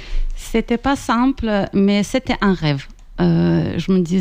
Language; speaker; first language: French; non-native, fluent; Ukrainian